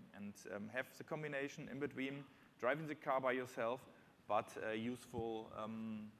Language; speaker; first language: English; non-native, fluent; German